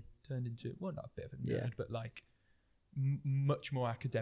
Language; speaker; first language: English; native; English